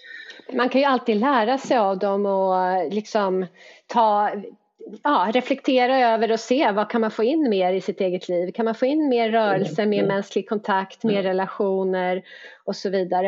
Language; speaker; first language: Swedish; native; Swedish